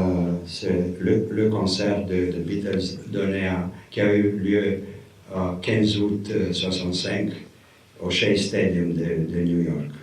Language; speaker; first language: French; non-native, fluent; Romanian